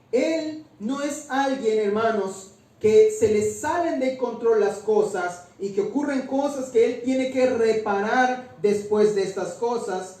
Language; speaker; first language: Spanish; native; Spanish